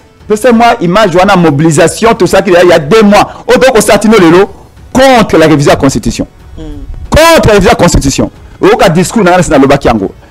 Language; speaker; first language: French; non-native, local second language; Lingala